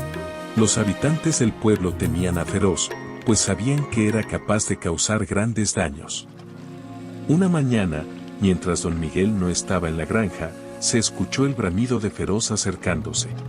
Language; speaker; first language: Spanish; native; Spanish